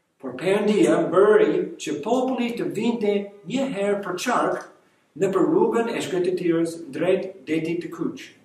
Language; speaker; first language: Albanian; non-native, fluent; English